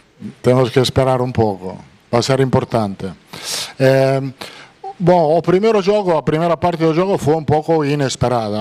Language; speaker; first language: Portuguese; non-native, fluent; Italian